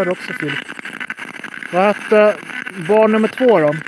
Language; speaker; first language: Swedish; native; Swedish